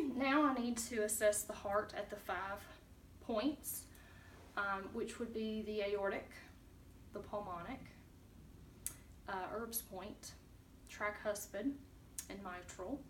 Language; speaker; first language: English; native; English